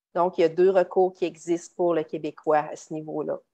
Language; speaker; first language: French; native; French